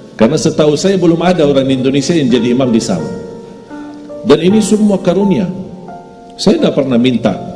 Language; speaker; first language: Indonesian; non-native, fluent; Arabic